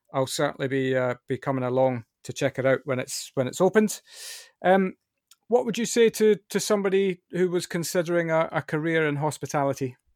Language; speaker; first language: English; native; English